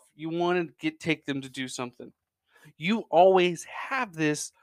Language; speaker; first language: English; native; English